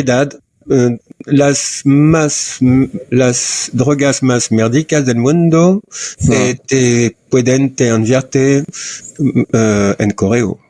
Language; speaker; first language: Spanish; non-native, learner; French